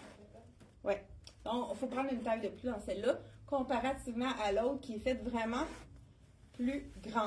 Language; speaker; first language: French; native; French